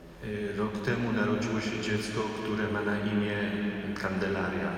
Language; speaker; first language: Polish; native; Polish